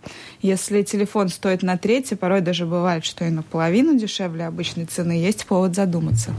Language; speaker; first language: Russian; native; Russian